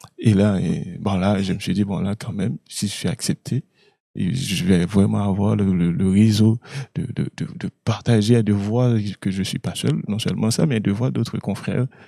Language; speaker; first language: French; non-native, local second language; Haitian Creole